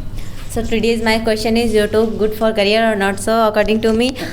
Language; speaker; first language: English; non-native, learner; Hindi